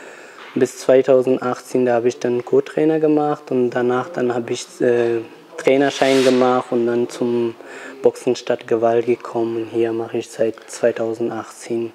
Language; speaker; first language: German; non-native, fluent; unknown